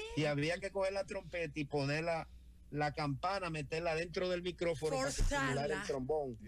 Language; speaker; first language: Spanish; native; Spanish